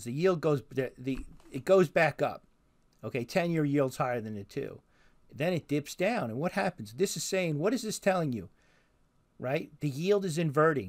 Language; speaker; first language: English; native; English